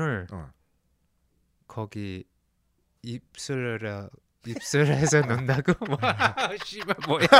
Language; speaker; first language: Korean; early bilingual, heritage; English